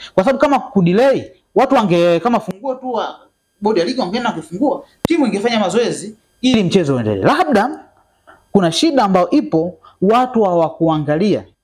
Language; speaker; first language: Swahili; native; Swahili